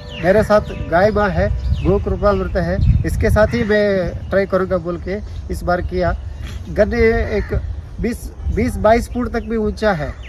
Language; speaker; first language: Hindi; non-native, local second language; Kannada